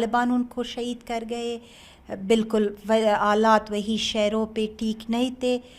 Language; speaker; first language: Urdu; non-native, learner; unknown